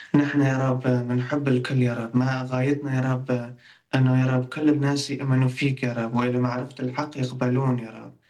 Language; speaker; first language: Arabic; non-native, local second language; Kurdish